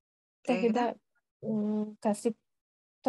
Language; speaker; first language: Finnish; non-native, learner; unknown